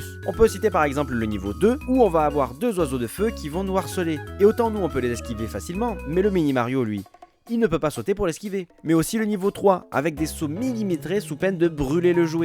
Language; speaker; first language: French; native; French